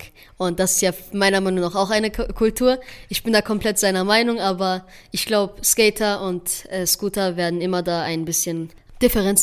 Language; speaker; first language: German; native; German